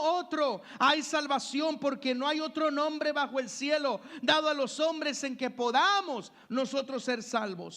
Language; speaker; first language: Spanish; native; Spanish